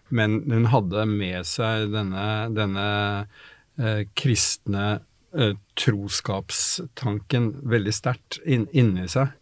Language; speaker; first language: Norwegian; native; Norwegian